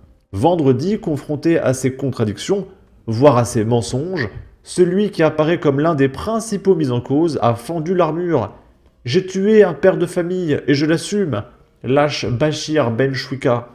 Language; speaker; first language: French; native; French